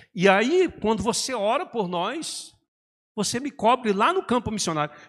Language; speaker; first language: Portuguese; native; Portuguese